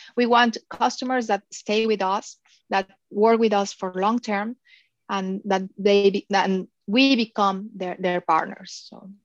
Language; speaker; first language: English; non-native, fluent; Spanish